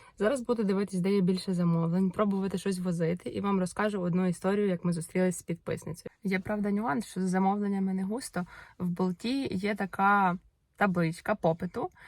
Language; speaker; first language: Ukrainian; non-native, local second language; Russian